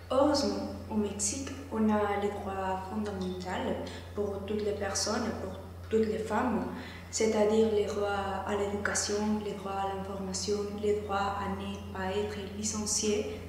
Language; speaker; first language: French; non-native, fluent; Spanish